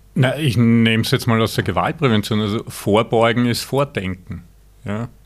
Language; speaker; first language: German; native; German